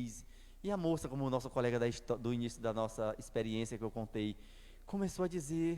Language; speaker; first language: Portuguese; native; Portuguese